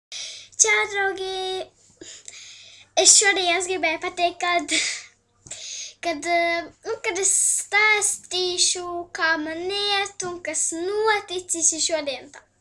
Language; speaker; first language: Latvian; early bilingual, heritage; Latvian